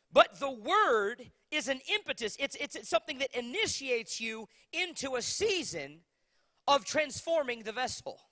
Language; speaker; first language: English; native; English